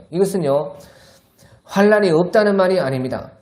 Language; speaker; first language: Korean; native; Korean